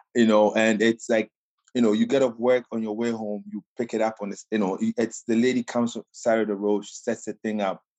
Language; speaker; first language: English; non-native, local second language; Akan